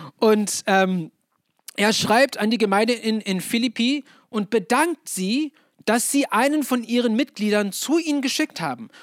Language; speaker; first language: German; non-native, fluent; English